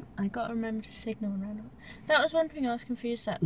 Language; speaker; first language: English; native; English